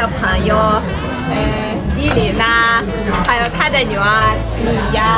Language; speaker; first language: Chinese; non-native, fluent; Russian